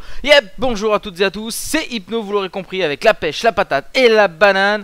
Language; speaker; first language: French; native; French